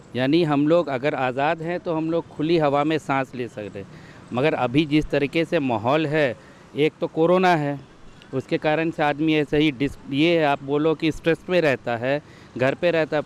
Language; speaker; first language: Hindi; native; Hindi